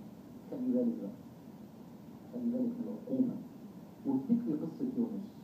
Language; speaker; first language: Arabic; native; Arabic